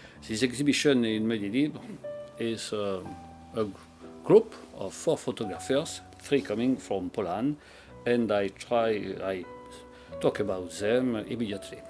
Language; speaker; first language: English; non-native, learner; French